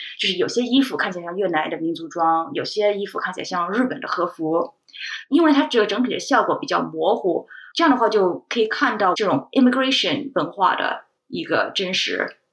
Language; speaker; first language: Chinese; early bilingual, heritage; Chinese